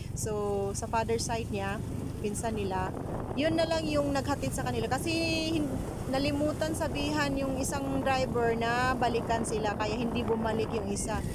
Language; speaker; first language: Filipino; non-native, local second language; Cebuano